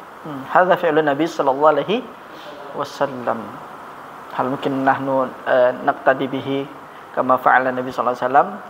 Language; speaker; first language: Arabic; non-native, fluent; Indonesian